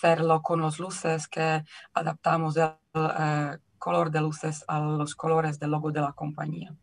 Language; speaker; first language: Spanish; non-native, fluent; Czech